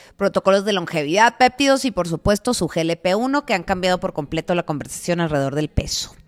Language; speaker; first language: Spanish; native; Spanish